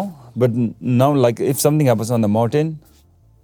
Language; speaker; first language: English; non-native, local second language; Sherpa